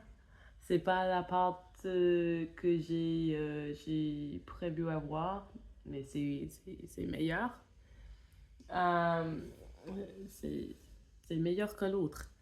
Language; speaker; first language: French; non-native, fluent; English